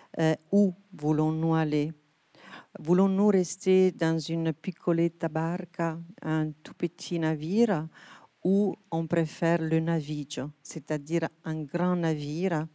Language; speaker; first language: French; non-native, fluent; Italian